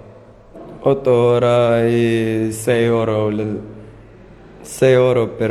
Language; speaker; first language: Italian; non-native, learner; Arabic